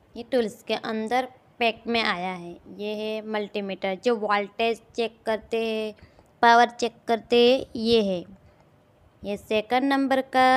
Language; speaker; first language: Hindi; non-native, local second language; Gujarati